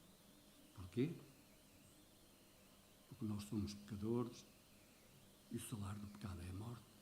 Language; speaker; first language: Portuguese; native; Portuguese